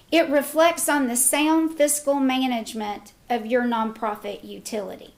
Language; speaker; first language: English; native; English